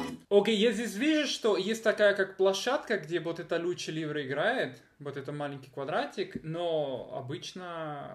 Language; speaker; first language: Russian; non-native, fluent; Spanish